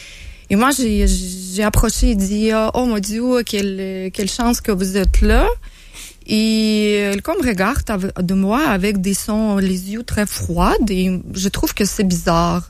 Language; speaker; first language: French; non-native, learner; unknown